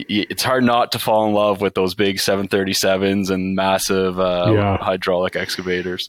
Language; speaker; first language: English; native; English